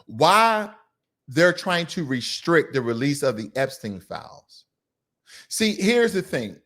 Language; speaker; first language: English; native; English